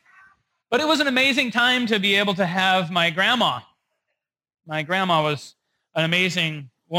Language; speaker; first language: English; native; English